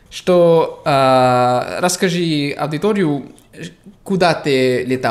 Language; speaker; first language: Russian; non-native, fluent; English